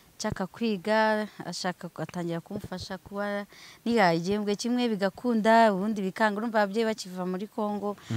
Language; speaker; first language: Kinyarwanda; early bilingual, heritage; Swahili